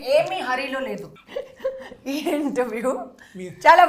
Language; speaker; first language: Telugu; non-native, local second language; Hindi